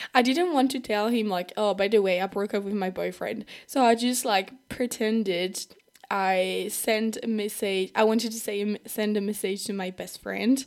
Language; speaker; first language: English; non-native, fluent; French